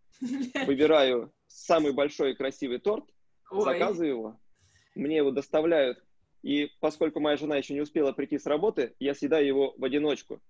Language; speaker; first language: Russian; native; Russian